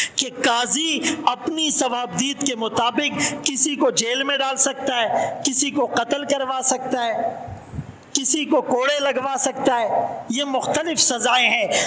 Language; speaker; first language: Urdu; non-native, local second language; Pashto